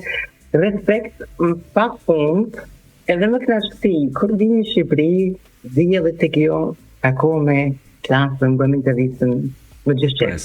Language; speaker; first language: Albanian; non-native, learner; German